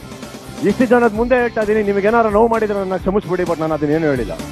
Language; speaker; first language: Kannada; native; Kannada